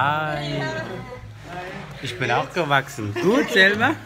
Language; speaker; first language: German; early bilingual, other home language; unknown